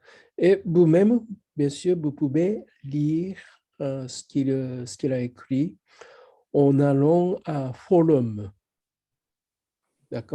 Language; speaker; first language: French; non-native, fluent; Japanese